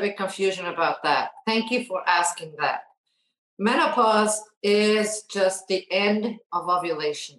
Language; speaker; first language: English; non-native, fluent; Portuguese